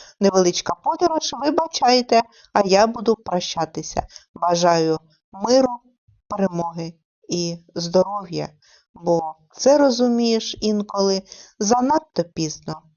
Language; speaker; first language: Ukrainian; native; Ukrainian